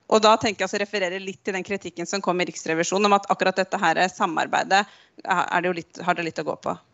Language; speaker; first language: Norwegian; native; Norwegian